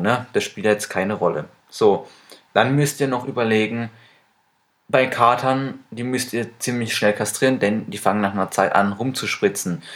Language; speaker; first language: German; native; German